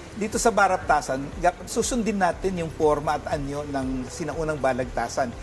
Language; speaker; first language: Filipino; native; Filipino